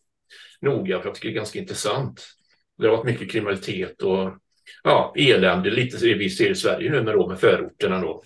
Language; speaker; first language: Swedish; native; Swedish